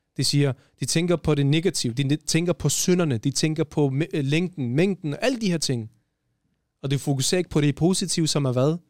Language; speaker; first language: Danish; early bilingual, other home language; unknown